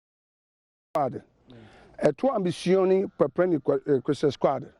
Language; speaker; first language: Italian; non-native, learner; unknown